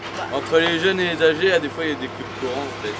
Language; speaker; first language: French; native; French